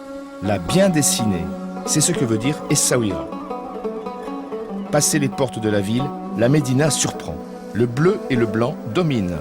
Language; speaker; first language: French; native; French